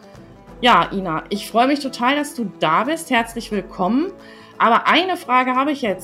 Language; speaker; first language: German; native; German